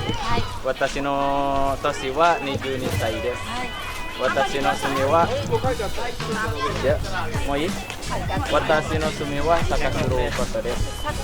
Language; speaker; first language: Japanese; non-native, learner; Indonesian